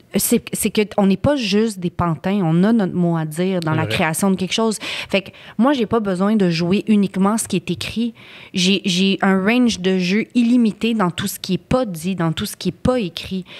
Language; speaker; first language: French; native; French